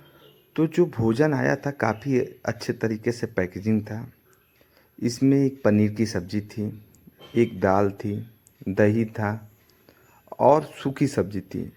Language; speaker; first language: Hindi; native; Hindi